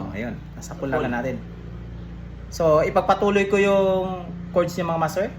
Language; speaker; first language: Filipino; native; Filipino